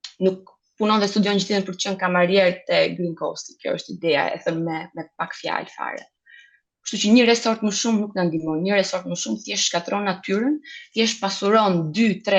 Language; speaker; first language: Albanian; native; Albanian